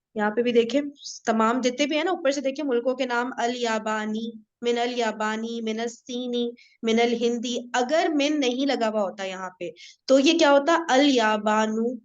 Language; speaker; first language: Urdu; native; Urdu